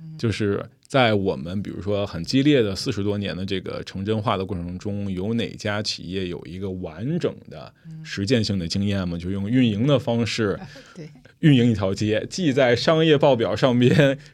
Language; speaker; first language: Chinese; native; Chinese